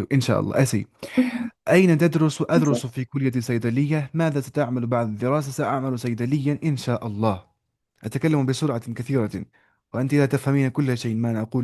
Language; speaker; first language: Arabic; non-native, fluent; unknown